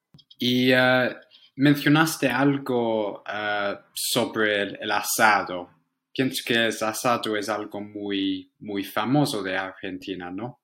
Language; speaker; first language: Spanish; non-native, fluent; English